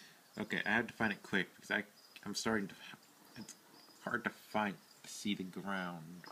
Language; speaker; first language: English; native; English